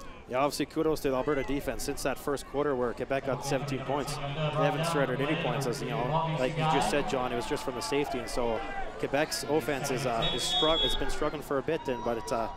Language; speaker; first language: English; early bilingual, other home language; French